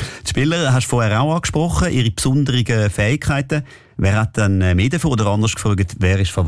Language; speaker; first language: German; native; German